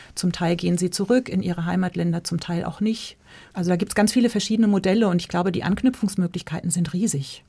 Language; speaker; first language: German; native; German